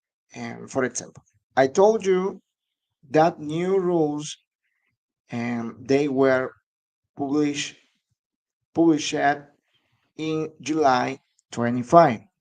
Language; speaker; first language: English; non-native, learner; Spanish